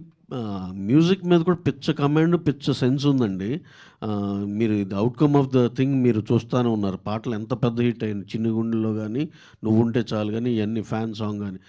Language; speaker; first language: Telugu; native; Telugu